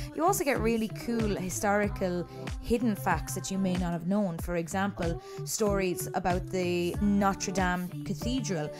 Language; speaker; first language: English; native; English